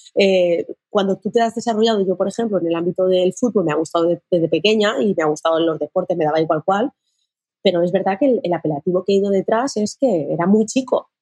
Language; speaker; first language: Spanish; native; Spanish